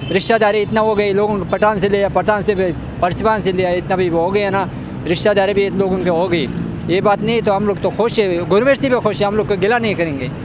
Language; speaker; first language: Urdu; early bilingual, other home language; Pashto